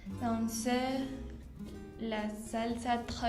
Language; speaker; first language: French; non-native, learner; Spanish